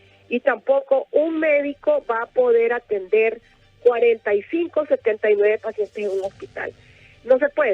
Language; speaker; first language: Spanish; native; Spanish